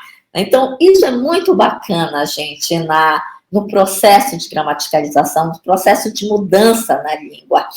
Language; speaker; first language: Portuguese; native; Portuguese